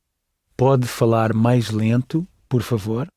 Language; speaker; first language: Portuguese; non-native, learner; English